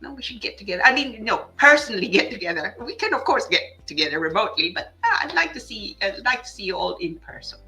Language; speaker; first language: English; non-native, local second language; Filipino